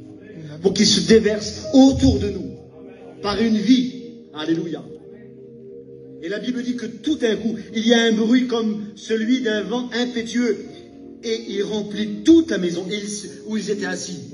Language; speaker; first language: French; native; French